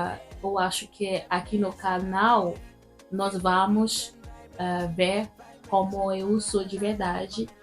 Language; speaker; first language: Portuguese; non-native, fluent; French